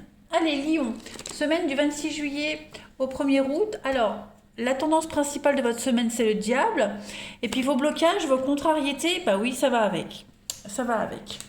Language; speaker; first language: French; native; French